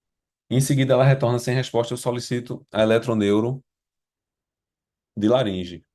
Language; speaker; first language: Portuguese; native; Portuguese